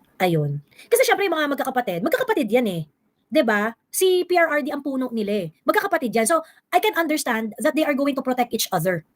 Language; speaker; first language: Filipino; native; Filipino